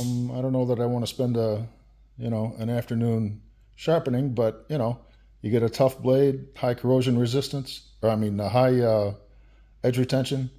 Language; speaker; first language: English; native; English